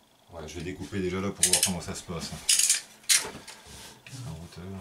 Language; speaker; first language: French; native; French